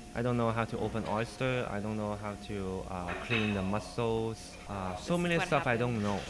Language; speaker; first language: English; non-native, local second language; Cantonese